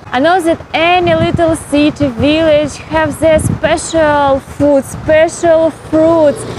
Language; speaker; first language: English; non-native, learner; Ukrainian